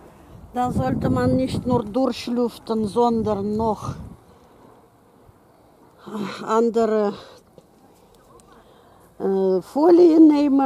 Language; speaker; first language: German; non-native, fluent; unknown